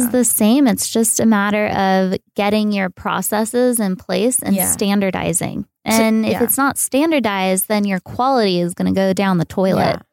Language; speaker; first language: English; native; English